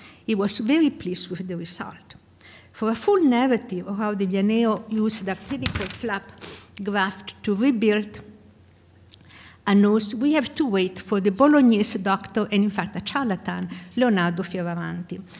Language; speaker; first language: English; non-native, fluent; Italian